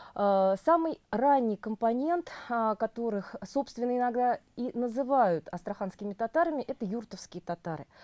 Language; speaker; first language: Russian; native; Russian